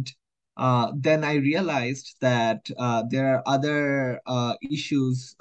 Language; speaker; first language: English; non-native, local second language; Bangla